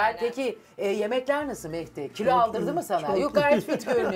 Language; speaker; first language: Turkish; native; Turkish